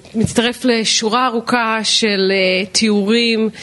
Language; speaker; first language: Hebrew; native; Hebrew